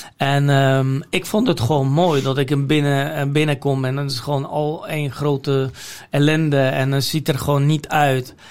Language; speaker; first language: Dutch; non-native, fluent; Polish